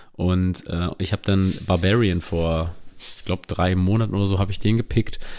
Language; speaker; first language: German; native; German